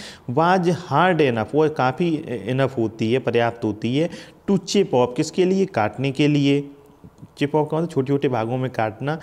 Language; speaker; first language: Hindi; native; Hindi